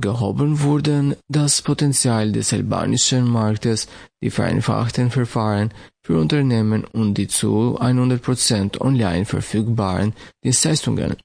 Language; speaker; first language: German; non-native, fluent; Albanian